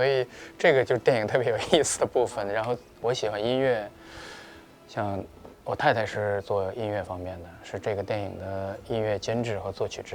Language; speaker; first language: Chinese; native; Chinese